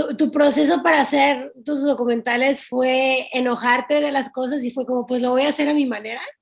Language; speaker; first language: Spanish; native; Spanish